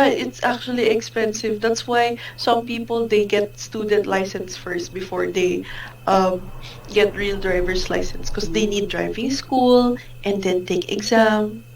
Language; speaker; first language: English; non-native, fluent; Filipino